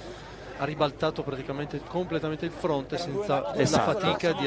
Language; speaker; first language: Italian; native; Italian